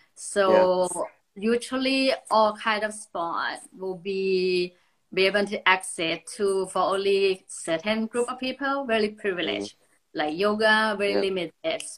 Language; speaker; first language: English; non-native, fluent; Thai